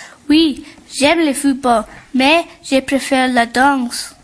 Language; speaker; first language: French; non-native, learner; English